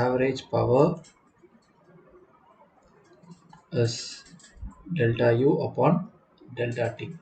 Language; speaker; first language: English; non-native, local second language; Tamil